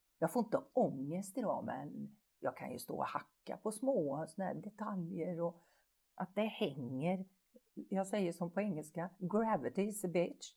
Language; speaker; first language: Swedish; native; Swedish